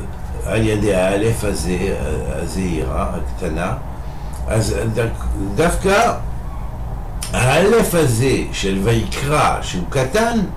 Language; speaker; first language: Hebrew; non-native, fluent; French